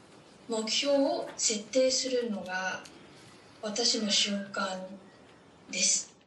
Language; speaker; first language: Japanese; non-native, fluent; Chinese